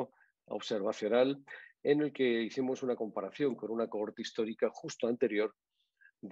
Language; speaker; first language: Spanish; native; Spanish